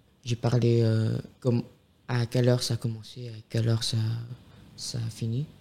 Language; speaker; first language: French; non-native, fluent; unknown